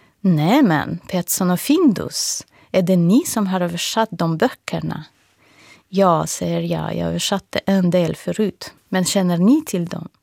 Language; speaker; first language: Swedish; non-native, fluent; Russian